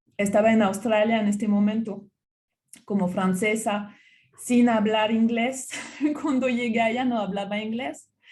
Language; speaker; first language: Spanish; non-native, fluent; French